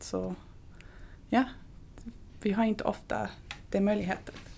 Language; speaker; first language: Swedish; non-native, fluent; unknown